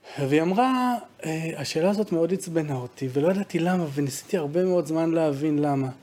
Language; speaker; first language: Hebrew; native; Hebrew